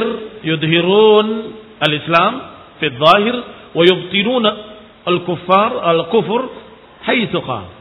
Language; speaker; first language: Arabic; non-native, fluent; Indonesian